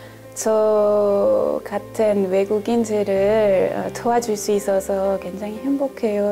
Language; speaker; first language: Korean; non-native, fluent; French